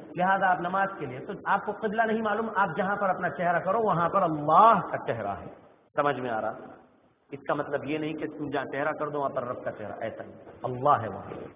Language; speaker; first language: Urdu; native; Urdu